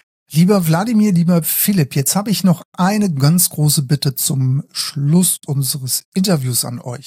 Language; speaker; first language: German; native; German